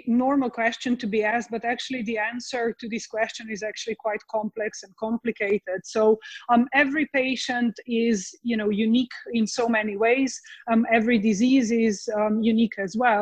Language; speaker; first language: English; non-native, fluent; Slovenian